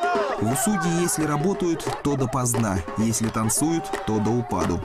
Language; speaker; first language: Russian; native; Russian